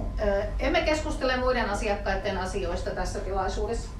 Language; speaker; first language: Finnish; native; Finnish